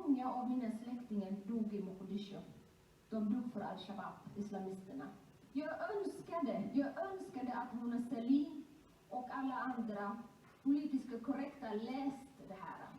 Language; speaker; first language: Swedish; non-native, fluent; Somali